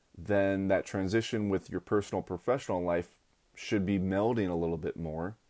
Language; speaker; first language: English; native; English